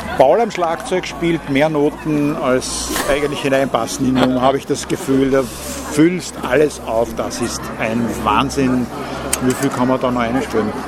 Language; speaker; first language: German; native; German